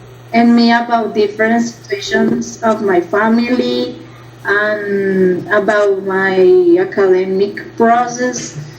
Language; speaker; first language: English; non-native, learner; Spanish